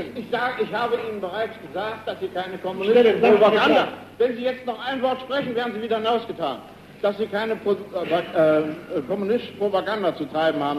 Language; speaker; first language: German; native; German